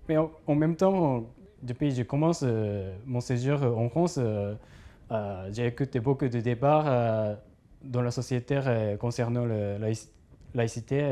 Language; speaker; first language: French; non-native, learner; Japanese